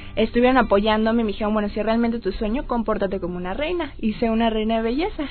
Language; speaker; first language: Spanish; native; Spanish